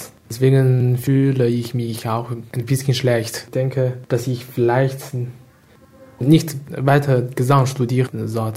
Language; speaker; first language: German; non-native, fluent; Chinese